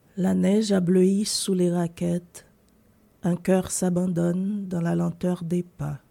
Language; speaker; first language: French; non-native, local second language; Haitian Creole